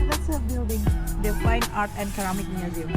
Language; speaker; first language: English; non-native, learner; Indonesian